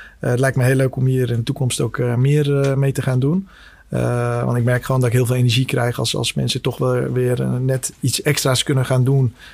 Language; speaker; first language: Dutch; early bilingual, other home language; Albanian